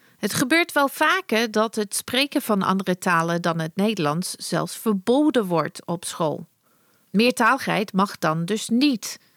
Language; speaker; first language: Dutch; non-native, fluent; English